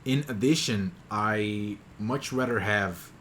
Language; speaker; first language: English; non-native, fluent; Portuguese